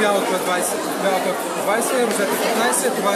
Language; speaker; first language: Russian; non-native, learner; Bulgarian